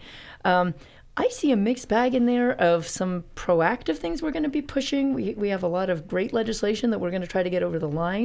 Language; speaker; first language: English; native; English